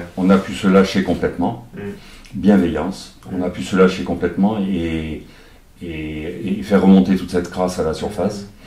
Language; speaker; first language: French; native; French